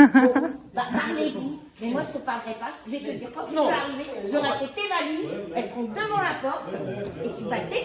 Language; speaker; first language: French; native; French